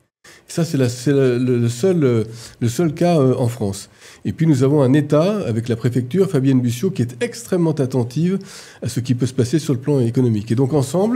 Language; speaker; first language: French; native; French